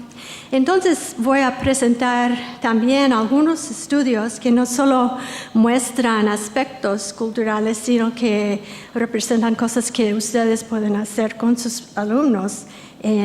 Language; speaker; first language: Spanish; non-native, fluent; English